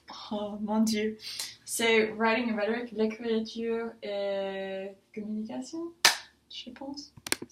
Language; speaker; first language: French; non-native, learner; English